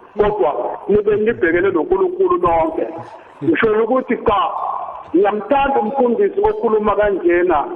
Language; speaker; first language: Zulu; native; Zulu